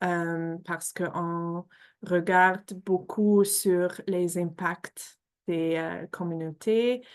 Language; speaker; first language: French; non-native, fluent; English